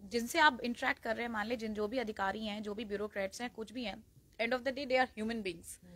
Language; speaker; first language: Hindi; native; Hindi